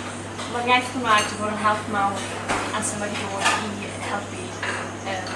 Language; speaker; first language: Welsh; non-native, local second language; English